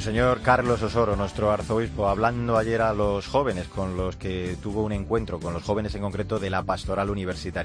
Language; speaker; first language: Spanish; native; Spanish